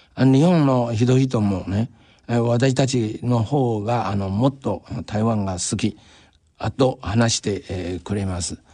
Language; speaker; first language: Japanese; non-native, fluent; Chinese